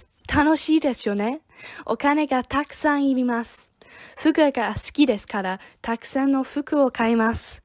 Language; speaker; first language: Japanese; non-native, learner; English